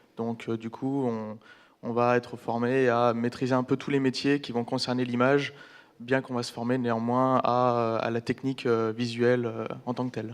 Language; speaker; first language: French; native; French